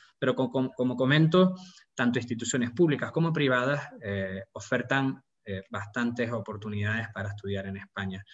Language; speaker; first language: Spanish; native; Spanish